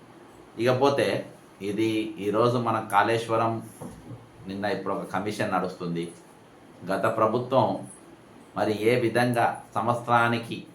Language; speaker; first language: Telugu; native; Telugu